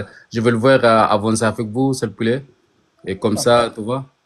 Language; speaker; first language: French; non-native, learner; Arabic